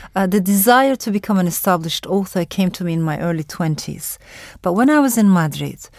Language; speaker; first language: English; non-native, fluent; Turkish